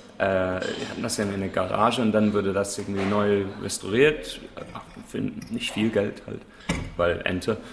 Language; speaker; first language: German; non-native, fluent; English